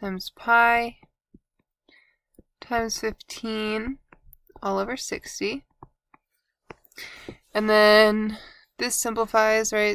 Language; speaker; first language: English; native; English